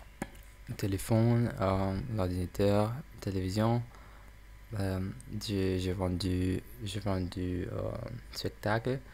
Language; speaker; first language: French; non-native, learner; English